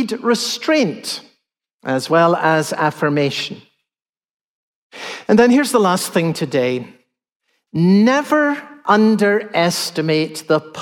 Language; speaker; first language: English; native; English